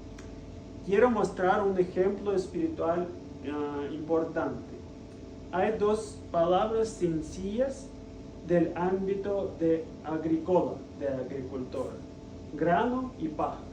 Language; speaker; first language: Spanish; non-native, fluent; Russian